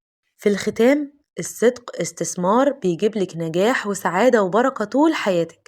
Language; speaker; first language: Arabic; native; Arabic